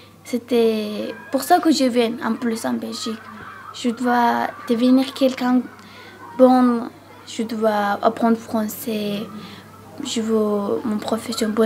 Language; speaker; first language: French; non-native, learner; Georgian